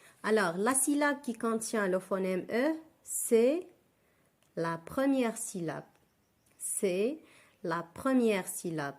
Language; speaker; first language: French; non-native, local second language; Arabic